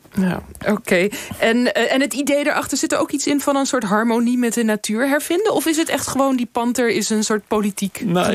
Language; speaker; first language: Dutch; native; Dutch